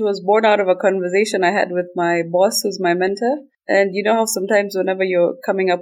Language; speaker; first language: English; non-native, local second language; Somali